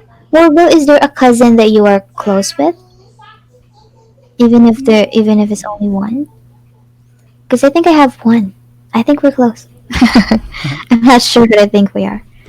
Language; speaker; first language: English; non-native, fluent; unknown